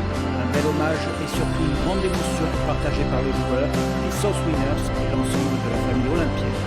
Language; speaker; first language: French; native; French